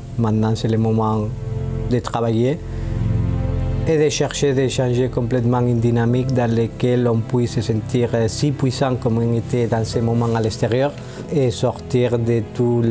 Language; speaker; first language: French; non-native, fluent; Italian